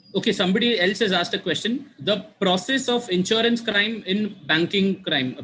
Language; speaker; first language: English; non-native, local second language; Marathi